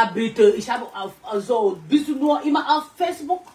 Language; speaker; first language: German; non-native, learner; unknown